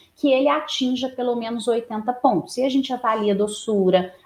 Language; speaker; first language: Portuguese; native; Portuguese